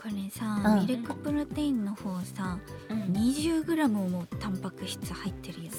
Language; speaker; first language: Japanese; native; Japanese